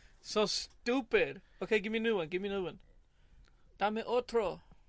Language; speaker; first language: English; native; English